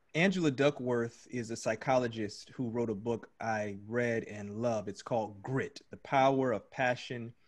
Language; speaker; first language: English; native; English